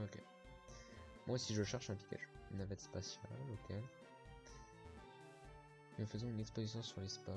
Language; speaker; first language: French; native; French